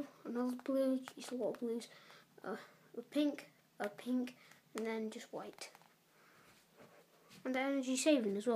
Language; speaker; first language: English; native; English